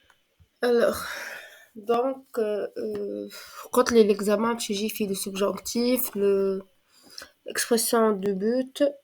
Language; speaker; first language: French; non-native, local second language; Arabic